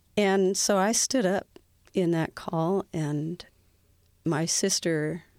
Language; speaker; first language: English; native; English